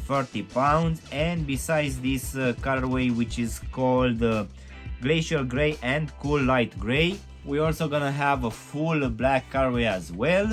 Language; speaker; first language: English; non-native, fluent; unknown